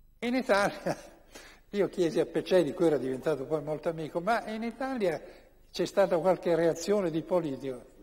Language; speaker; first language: Italian; native; Italian